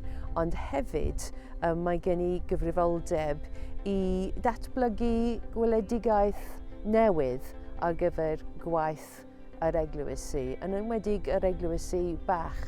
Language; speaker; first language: Welsh; non-native, fluent; English